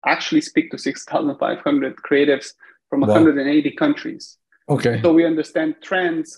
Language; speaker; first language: English; non-native, fluent; Bulgarian